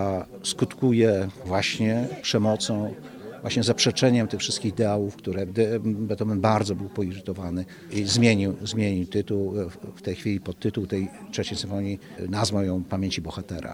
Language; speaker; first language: Polish; native; Polish